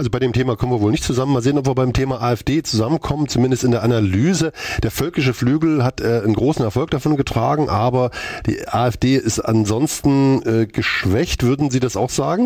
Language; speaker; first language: German; native; German